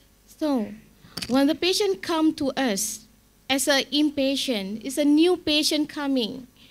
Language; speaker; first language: English; non-native, local second language; Malay